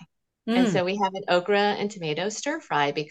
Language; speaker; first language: English; native; English